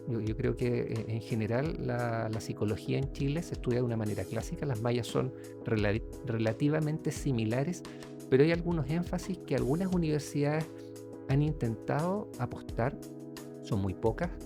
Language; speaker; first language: Spanish; native; Spanish